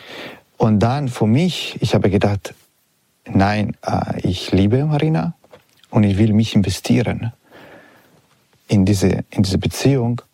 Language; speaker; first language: German; non-native, learner; Italian